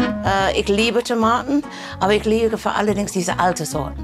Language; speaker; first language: German; non-native, fluent; English